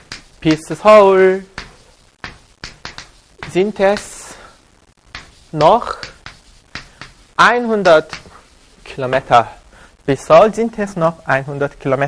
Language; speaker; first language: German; non-native, fluent; Korean